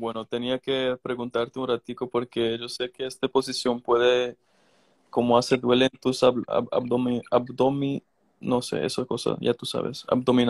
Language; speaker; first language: Spanish; non-native, learner; English